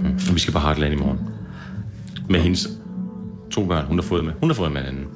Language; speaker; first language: Danish; native; Danish